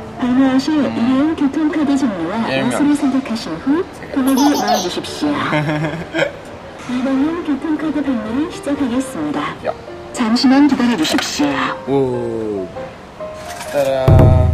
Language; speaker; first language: Korean; non-native, learner; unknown